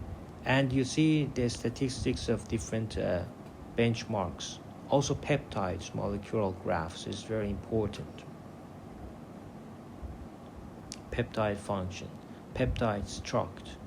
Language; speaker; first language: English; non-native, fluent; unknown